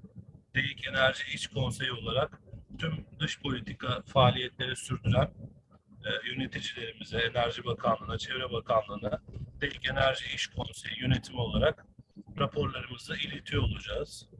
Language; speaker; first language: Turkish; native; Turkish